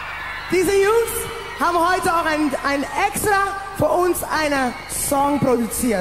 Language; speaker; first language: German; non-native, learner; English